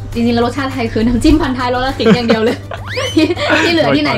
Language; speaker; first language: Thai; native; Thai